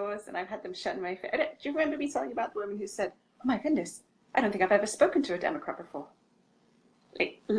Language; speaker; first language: English; native; English